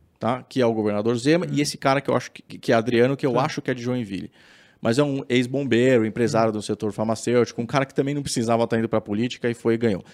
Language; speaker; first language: Portuguese; native; Portuguese